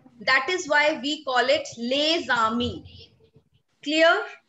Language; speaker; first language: English; non-native, local second language; Hindi